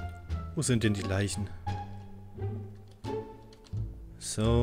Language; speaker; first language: German; native; German